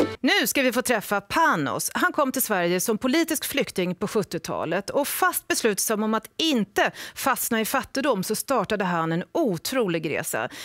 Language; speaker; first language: Swedish; native; Swedish